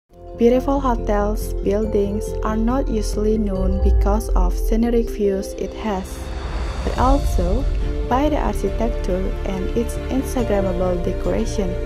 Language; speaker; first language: English; non-native, learner; Indonesian